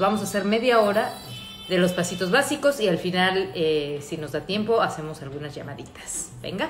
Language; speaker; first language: Spanish; native; Spanish